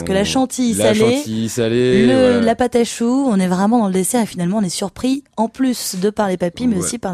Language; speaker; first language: French; native; French